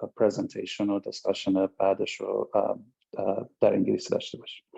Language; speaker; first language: Persian; early bilingual, heritage; Persian